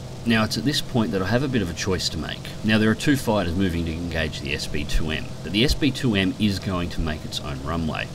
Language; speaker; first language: English; native; English